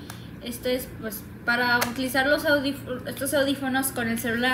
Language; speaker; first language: Spanish; native; Spanish